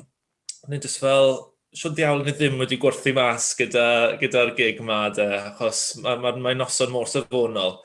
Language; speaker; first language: Welsh; native; Welsh